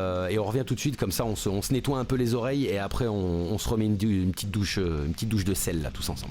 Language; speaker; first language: French; native; French